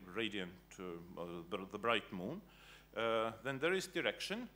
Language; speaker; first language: English; non-native, fluent; Estonian